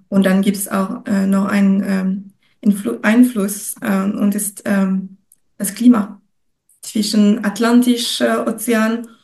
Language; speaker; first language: German; non-native, fluent; French